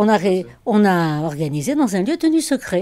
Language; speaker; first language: French; native; French